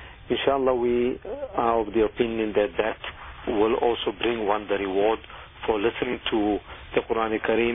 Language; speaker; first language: English; native; English